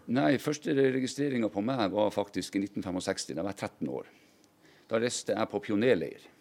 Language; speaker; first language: Norwegian; native; Norwegian